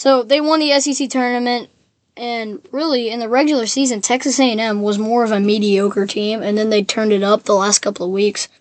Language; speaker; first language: English; native; English